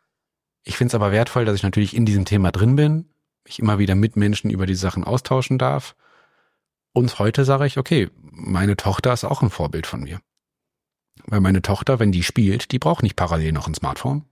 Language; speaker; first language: German; native; German